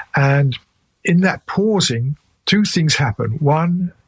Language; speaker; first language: English; native; English